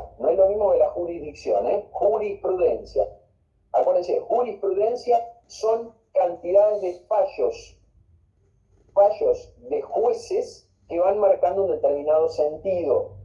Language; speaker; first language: Spanish; native; Spanish